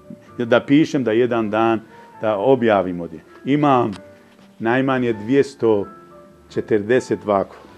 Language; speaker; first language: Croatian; non-native, fluent; Persian